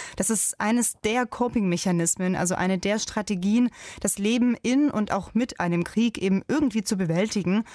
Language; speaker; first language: German; native; German